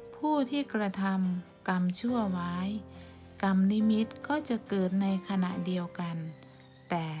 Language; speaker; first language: Thai; native; Thai